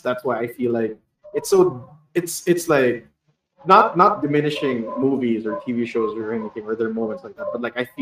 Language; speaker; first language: English; non-native, local second language; Hiligaynon